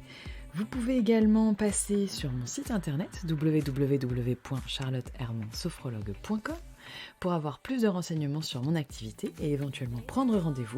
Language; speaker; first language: French; native; French